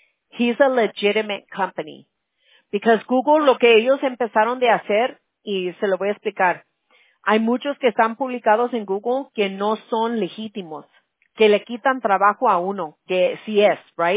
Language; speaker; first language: Spanish; early bilingual, heritage; Spanish